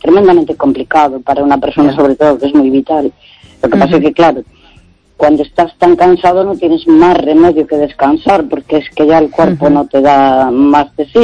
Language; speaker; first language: Spanish; native; Spanish